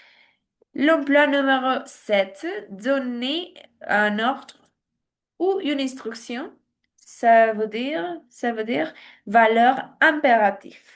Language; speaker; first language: French; non-native, learner; Spanish